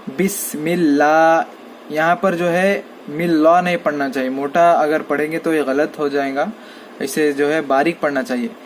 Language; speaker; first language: Urdu; native; Urdu